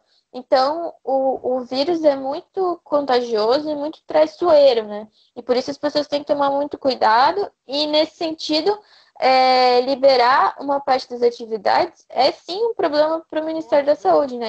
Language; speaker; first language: Portuguese; native; Portuguese